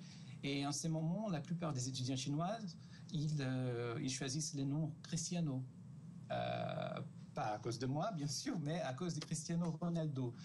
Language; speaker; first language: French; non-native, fluent; Portuguese